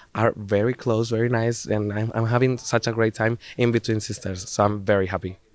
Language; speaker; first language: English; non-native, fluent; Spanish